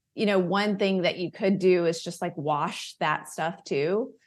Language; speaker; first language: English; native; English